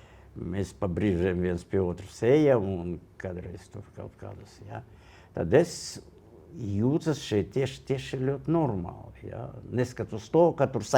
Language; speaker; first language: Latvian; non-native, local second language; Russian